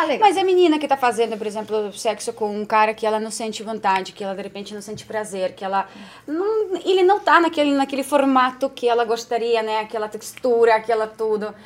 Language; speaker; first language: Portuguese; non-native, fluent; Spanish